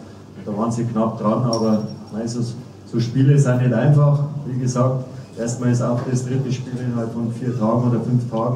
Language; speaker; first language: German; native; German